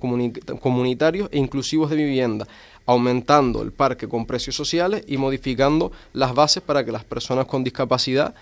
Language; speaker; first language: Spanish; native; Spanish